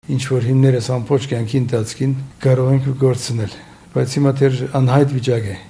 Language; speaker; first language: Armenian; early bilingual, heritage; Armenian